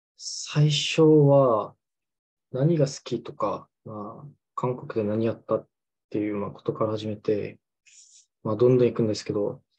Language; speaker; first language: Japanese; non-native, fluent; Korean